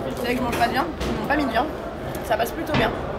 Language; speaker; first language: French; native; French